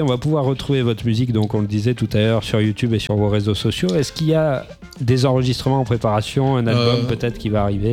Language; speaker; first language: French; native; French